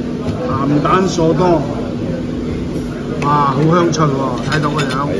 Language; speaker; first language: Cantonese; native; Cantonese